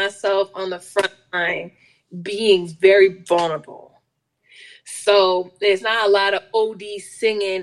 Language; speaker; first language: English; native; English